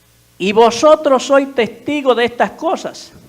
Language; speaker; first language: Spanish; native; Spanish